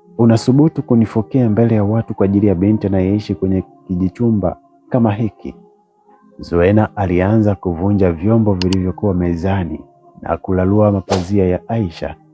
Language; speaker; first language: Swahili; native; Swahili